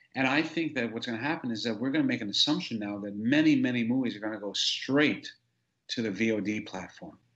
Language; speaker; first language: English; native; English